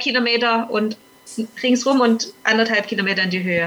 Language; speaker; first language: German; native; German